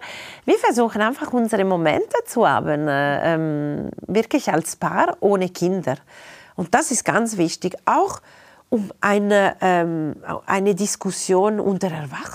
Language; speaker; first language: German; non-native, local second language; Italian